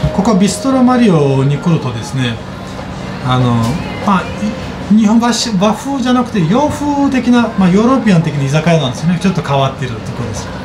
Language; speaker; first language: Japanese; non-native, fluent; Azerbaijani